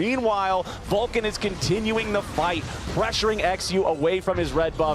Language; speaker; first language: English; native; English